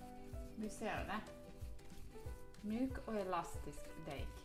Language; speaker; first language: Norwegian; non-native, learner; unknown